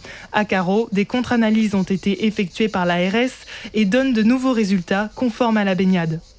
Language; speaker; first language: French; native; French